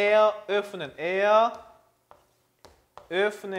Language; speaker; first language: German; non-native, fluent; Korean